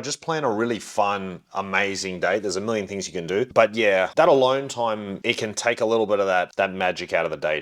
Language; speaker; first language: English; native; English